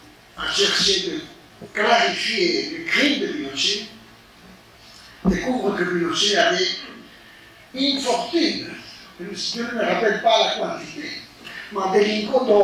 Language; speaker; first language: French; non-native, fluent; Spanish